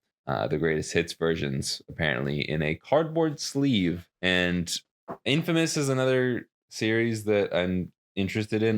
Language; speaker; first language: English; native; English